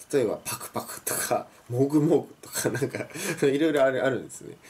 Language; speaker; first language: Japanese; non-native, fluent; English